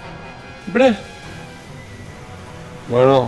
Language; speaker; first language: French; native; French